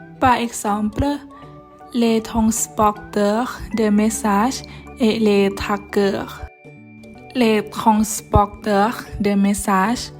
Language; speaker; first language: French; non-native, learner; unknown